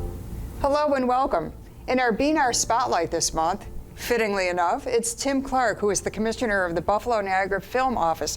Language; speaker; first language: English; native; English